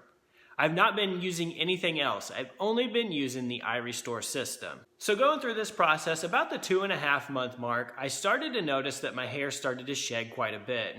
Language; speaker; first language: English; native; English